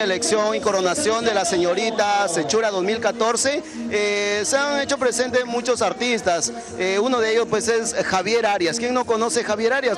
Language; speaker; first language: Spanish; native; Spanish